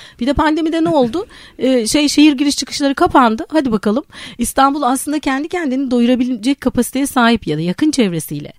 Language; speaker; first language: Turkish; native; Turkish